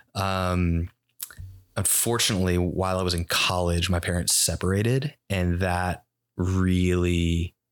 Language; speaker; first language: English; early bilingual, other home language; Spanish